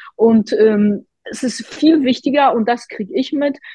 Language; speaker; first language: German; non-native, fluent; Polish